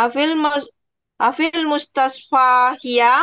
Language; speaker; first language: Arabic; non-native, learner; Indonesian